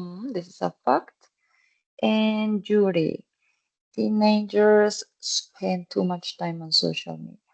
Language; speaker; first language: English; non-native, fluent; Spanish